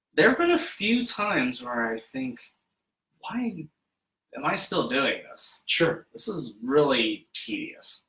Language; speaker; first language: English; native; English